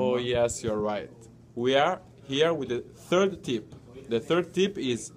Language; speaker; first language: English; non-native, learner; Italian